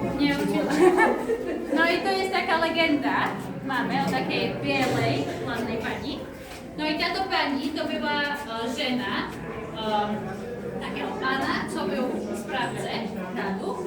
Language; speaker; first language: Polish; non-native, learner; Slovak